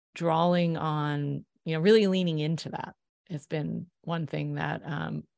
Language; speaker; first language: English; native; English